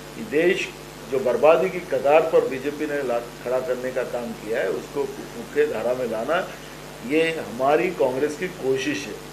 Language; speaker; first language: Hindi; non-native, local second language; Marathi